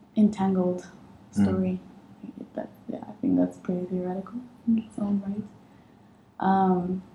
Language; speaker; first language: English; non-native, fluent; Arabic